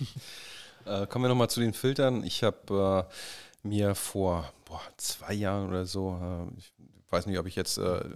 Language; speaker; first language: German; native; German